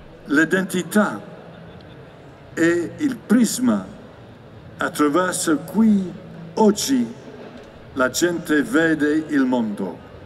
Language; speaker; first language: Italian; non-native, learner; English